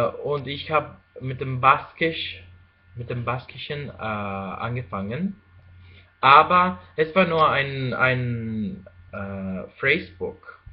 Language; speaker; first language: German; non-native, fluent; Spanish